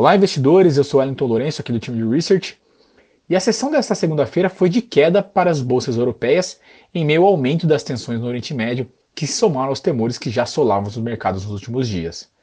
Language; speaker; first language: Portuguese; native; Portuguese